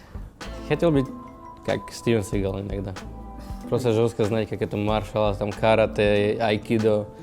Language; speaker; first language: Russian; non-native, learner; Slovak